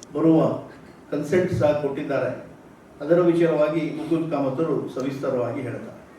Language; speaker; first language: Kannada; non-native, local second language; Konkani